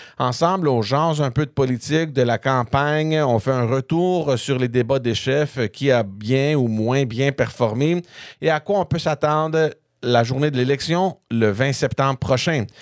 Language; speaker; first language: French; native; French